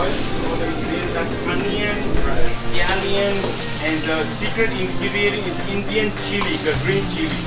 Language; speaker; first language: English; non-native, local second language; Hakka Chinese